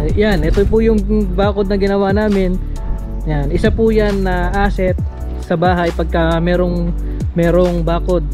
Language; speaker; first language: Filipino; native; Filipino